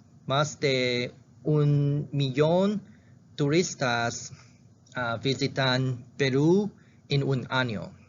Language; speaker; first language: Spanish; non-native, learner; Chinese